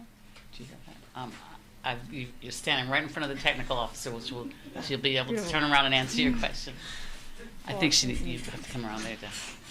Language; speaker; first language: English; native; English